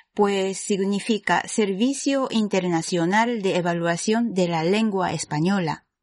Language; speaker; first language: Spanish; non-native, fluent; Japanese